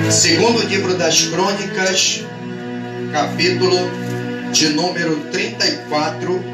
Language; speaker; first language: Portuguese; native; Portuguese